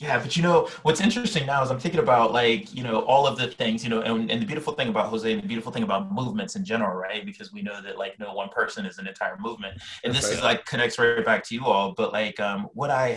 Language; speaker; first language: English; native; English